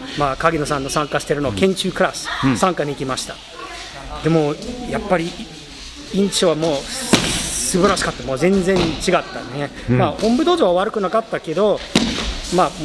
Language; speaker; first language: Japanese; non-native, fluent; English